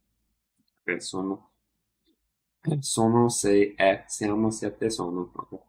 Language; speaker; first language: Italian; non-native, learner; English